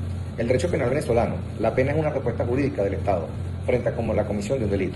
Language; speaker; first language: Spanish; native; Spanish